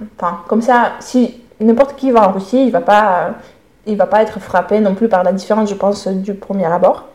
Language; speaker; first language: French; non-native, fluent; Russian